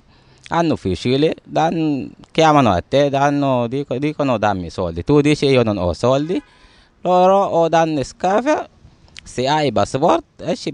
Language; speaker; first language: Italian; non-native, learner; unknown